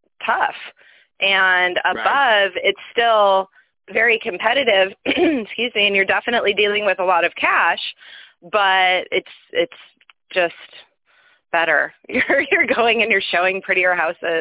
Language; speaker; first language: English; native; English